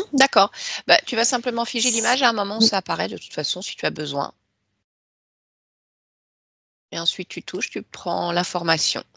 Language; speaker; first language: French; native; French